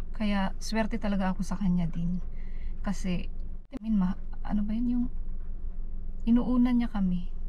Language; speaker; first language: Filipino; native; Filipino